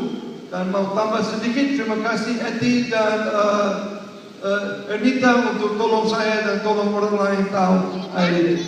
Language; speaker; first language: Indonesian; non-native, learner; English